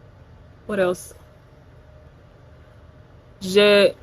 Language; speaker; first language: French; non-native, learner; English